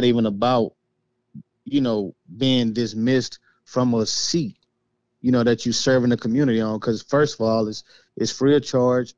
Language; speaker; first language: English; native; English